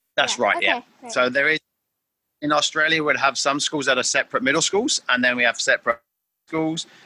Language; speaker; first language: English; native; English